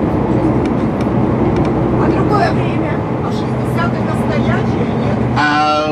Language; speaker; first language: Russian; native; Russian